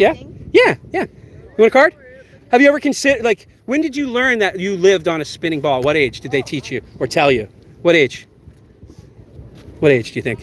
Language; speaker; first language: English; native; English